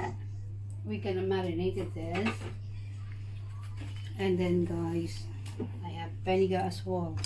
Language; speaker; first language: English; non-native, learner; Filipino